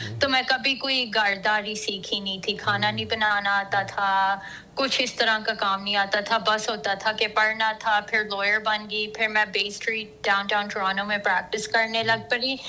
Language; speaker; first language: Urdu; early bilingual, heritage; Urdu